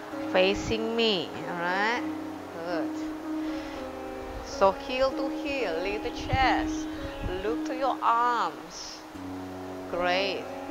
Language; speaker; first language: English; non-native, fluent; Indonesian